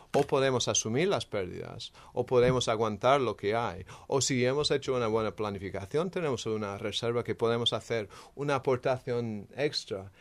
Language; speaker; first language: Spanish; non-native, fluent; English